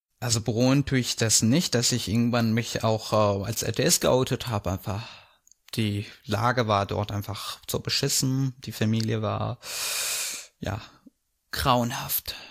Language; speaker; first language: German; non-native, fluent; Arabic